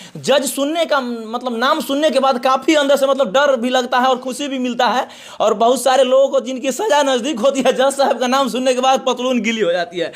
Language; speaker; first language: Hindi; native; Hindi